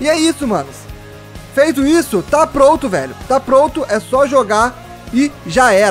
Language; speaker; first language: Portuguese; native; Portuguese